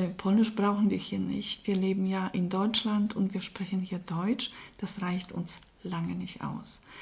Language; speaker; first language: German; non-native, fluent; Polish